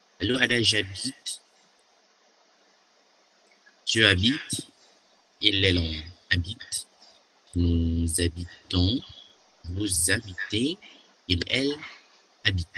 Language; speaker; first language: French; non-native, learner; Indonesian